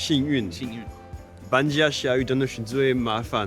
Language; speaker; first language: Chinese; non-native, fluent; French